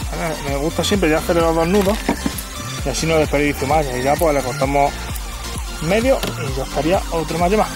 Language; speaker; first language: Spanish; native; Spanish